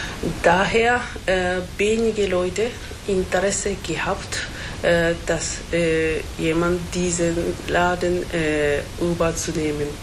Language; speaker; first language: German; non-native, fluent; Japanese